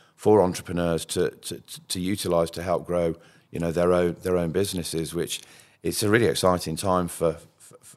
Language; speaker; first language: English; native; English